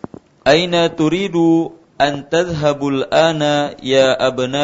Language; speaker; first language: Arabic; non-native, learner; Indonesian